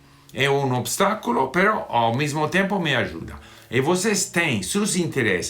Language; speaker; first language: Portuguese; non-native, fluent; English